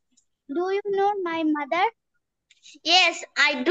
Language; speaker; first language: English; non-native, learner; Bangla